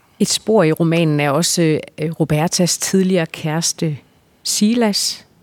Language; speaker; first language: Danish; native; Danish